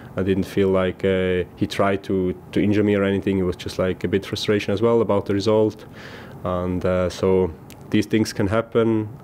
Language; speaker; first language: English; non-native, fluent; German